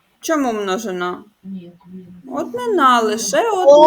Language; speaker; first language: Ukrainian; native; Ukrainian